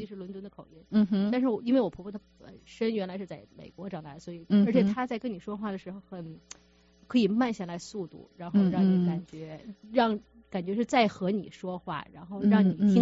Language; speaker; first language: Chinese; native; Chinese